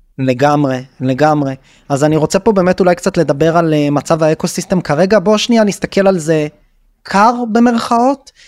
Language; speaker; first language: Hebrew; native; Hebrew